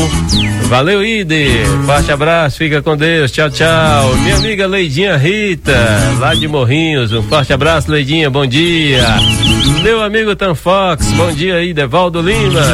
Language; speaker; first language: Portuguese; native; Portuguese